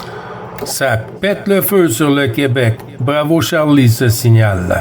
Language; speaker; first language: French; native; French